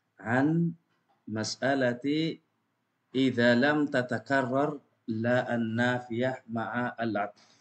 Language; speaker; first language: Arabic; non-native, fluent; Indonesian